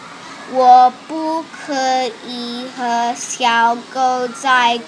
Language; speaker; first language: Chinese; non-native, learner; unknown